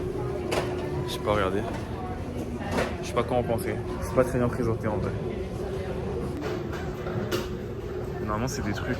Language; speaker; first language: French; native; French